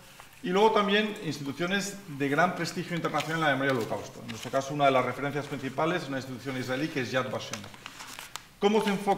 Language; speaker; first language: Spanish; native; Spanish